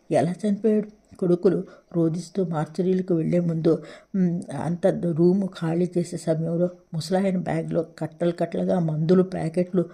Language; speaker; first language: Telugu; native; Telugu